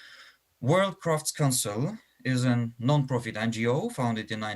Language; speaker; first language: English; non-native, fluent; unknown